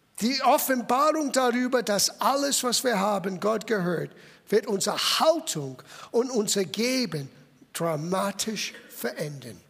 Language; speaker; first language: German; non-native, fluent; English